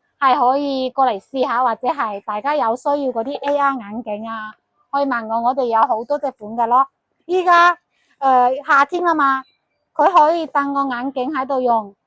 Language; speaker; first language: Cantonese; non-native, local second language; Chinese